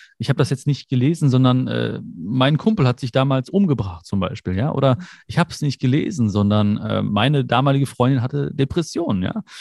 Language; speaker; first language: German; early bilingual, other home language; Malayalam